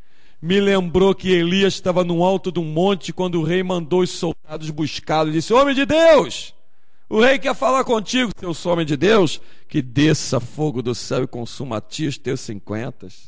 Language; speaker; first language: Portuguese; native; Portuguese